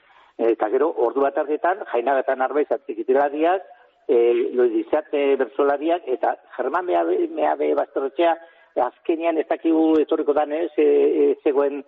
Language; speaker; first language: Basque; native; Basque